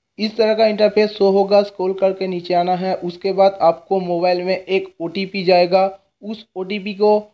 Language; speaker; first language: Hindi; non-native, local second language; Bangla